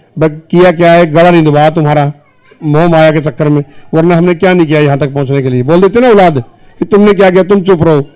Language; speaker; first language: Hindi; native; Hindi